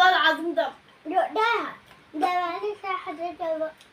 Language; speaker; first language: Arabic; native; Arabic